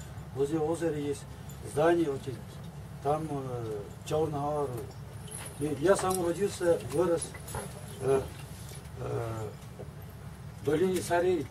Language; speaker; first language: Russian; non-native, local second language; Tuvinian